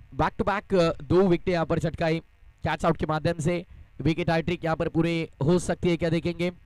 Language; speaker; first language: Hindi; non-native, local second language; Marathi